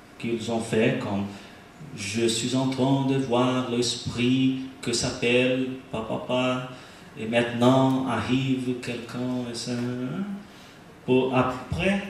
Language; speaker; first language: French; non-native, learner; Portuguese